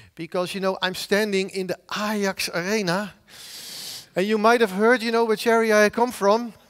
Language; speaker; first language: English; non-native, fluent; Dutch